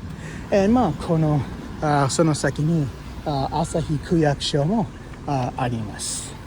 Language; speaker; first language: Japanese; non-native, fluent; English